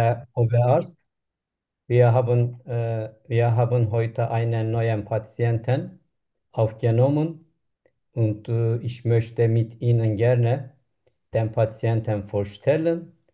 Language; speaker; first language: German; non-native, learner; Turkish